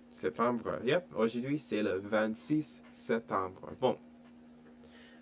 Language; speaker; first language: French; non-native, fluent; English